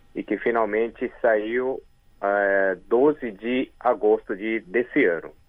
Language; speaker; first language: Portuguese; early bilingual, other home language; Korean